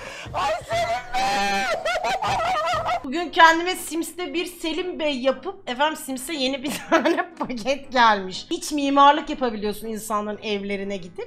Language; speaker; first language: Turkish; native; Turkish